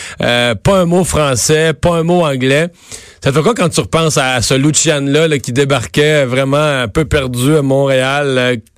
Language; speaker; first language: French; native; French